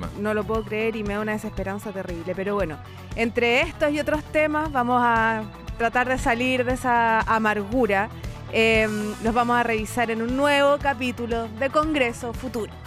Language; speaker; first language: Spanish; native; Spanish